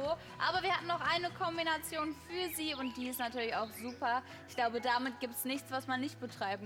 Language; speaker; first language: German; native; German